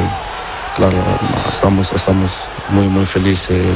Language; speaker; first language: Spanish; non-native, learner; Portuguese